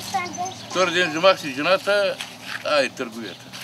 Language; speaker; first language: Bulgarian; non-native, local second language; Romany